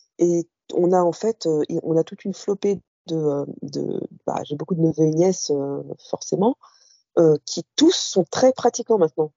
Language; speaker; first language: French; early bilingual, other home language; Kabyle